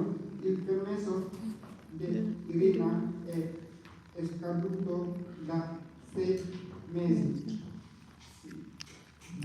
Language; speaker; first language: Italian; non-native, learner; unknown